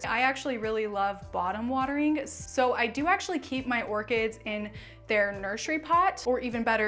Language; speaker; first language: English; native; English